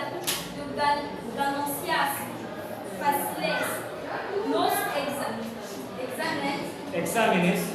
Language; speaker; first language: Spanish; non-native, learner; French